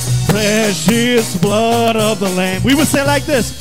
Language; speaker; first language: English; non-native, local second language; Spanish